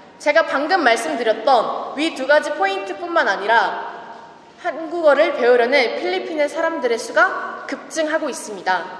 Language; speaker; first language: Korean; non-native, fluent; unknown